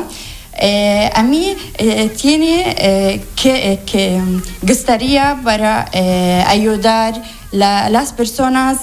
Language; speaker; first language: Spanish; non-native, learner; Arabic